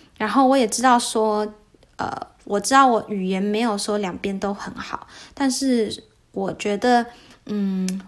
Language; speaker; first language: Chinese; early bilingual, heritage; Chinese